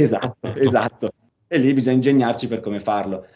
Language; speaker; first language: Italian; native; Italian